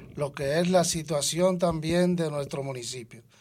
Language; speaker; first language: Spanish; native; Spanish